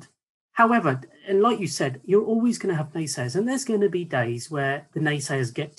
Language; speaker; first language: English; native; English